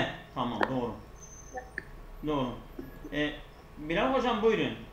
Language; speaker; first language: Turkish; native; Turkish